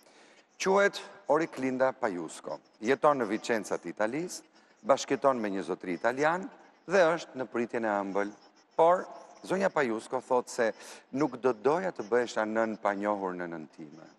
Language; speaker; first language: Albanian; native; Albanian